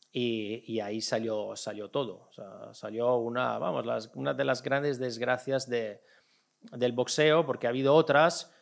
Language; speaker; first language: Spanish; non-native, fluent; Italian